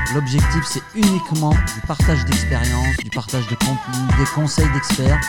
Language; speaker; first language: French; native; French